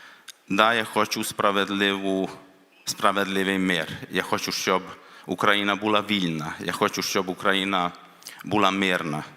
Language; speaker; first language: Ukrainian; non-native, local second language; Hungarian